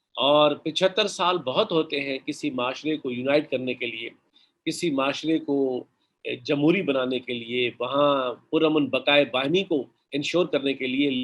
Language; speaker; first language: Urdu; non-native, local second language; Sindhi